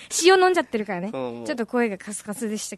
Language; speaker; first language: Japanese; native; Japanese